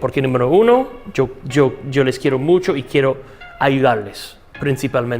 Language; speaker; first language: Spanish; non-native, fluent; English